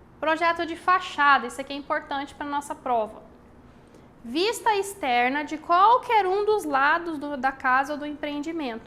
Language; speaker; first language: Portuguese; native; Portuguese